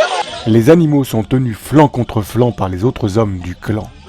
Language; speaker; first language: French; native; French